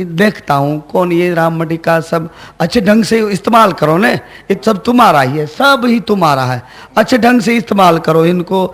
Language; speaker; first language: Hindi; non-native, local second language; Gujarati